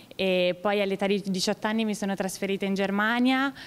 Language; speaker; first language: Italian; native; Italian